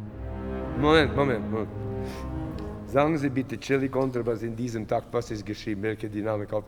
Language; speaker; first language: German; non-native, fluent; Latvian